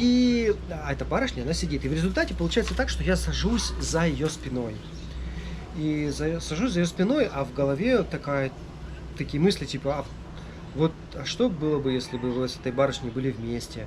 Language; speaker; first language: Russian; native; Russian